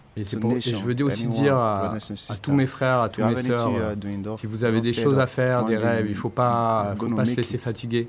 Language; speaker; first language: French; non-native, learner; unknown